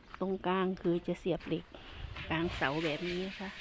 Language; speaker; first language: Thai; native; Thai